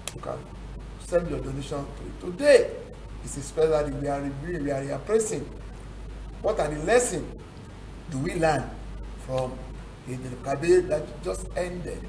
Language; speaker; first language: English; non-native, local second language; Yoruba